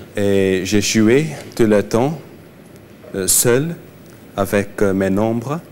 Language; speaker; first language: French; non-native, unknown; English